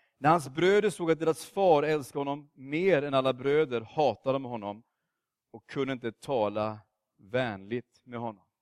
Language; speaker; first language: Swedish; native; Swedish